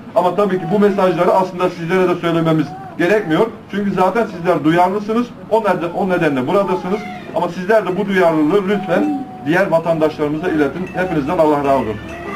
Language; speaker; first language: Turkish; early bilingual, heritage; Turkish